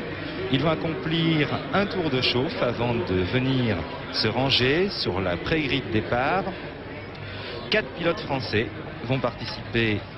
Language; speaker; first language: French; native; French